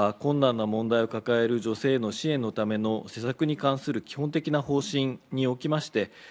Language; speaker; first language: Japanese; native; Japanese